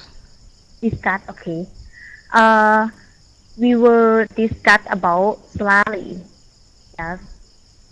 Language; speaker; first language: English; non-native, learner; Thai